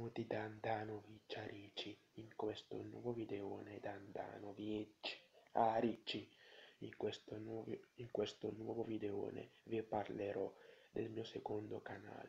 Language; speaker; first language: Italian; native; Italian